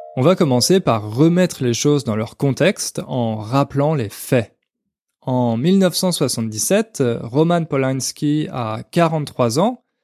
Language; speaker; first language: French; native; French